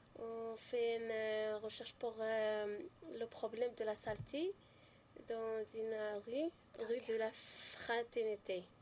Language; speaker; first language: French; non-native, learner; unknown